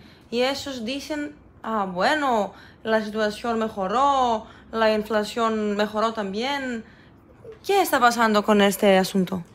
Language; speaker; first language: Spanish; non-native, learner; Greek